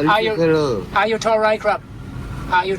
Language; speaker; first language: Thai; non-native, learner; English